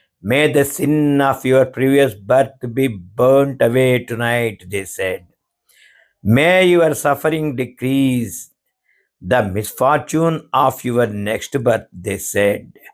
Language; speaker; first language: English; non-native, local second language; Telugu